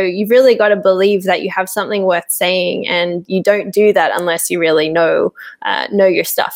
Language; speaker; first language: English; native; English